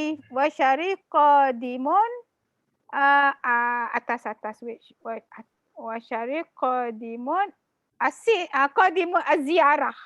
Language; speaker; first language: Arabic; non-native, learner; Malay